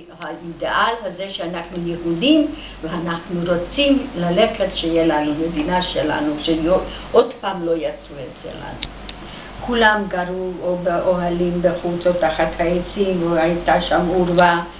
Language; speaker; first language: Hebrew; early bilingual, other home language; Hungarian